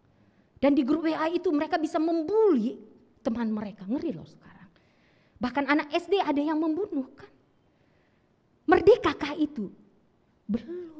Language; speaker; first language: Indonesian; native; Indonesian